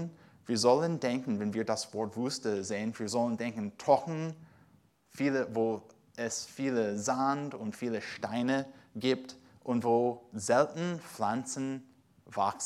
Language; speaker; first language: German; non-native, fluent; English